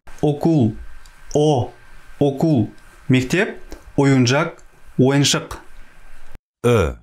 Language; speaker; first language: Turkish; non-native, fluent; Kazakh